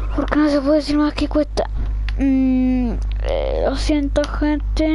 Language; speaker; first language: Spanish; native; Spanish